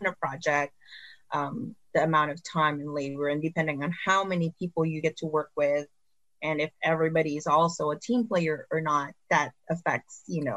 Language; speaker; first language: English; non-native, local second language; Filipino